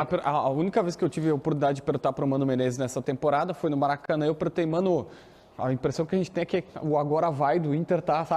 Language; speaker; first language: Portuguese; native; Portuguese